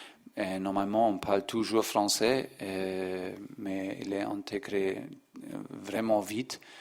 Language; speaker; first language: French; non-native, learner; German